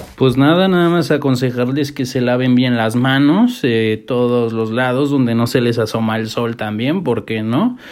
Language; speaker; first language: Spanish; native; Spanish